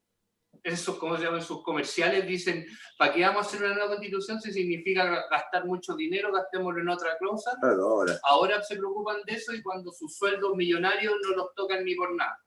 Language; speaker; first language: Spanish; native; Spanish